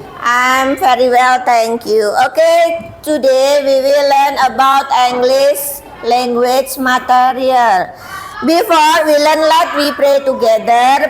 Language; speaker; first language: English; non-native, fluent; Indonesian